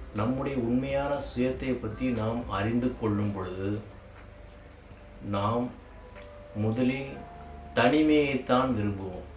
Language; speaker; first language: Tamil; native; Tamil